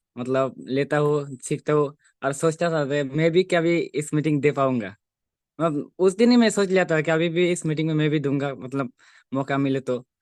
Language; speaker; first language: Hindi; non-native, local second language; Bangla